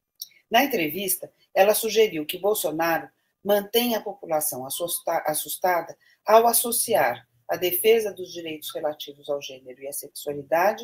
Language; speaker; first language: Portuguese; native; Portuguese